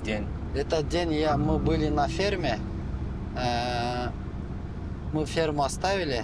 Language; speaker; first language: Russian; non-native, local second language; Kyrgyz